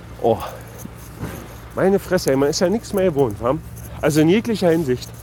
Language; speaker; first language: German; native; German